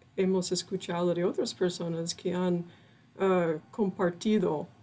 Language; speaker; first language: Spanish; non-native, fluent; English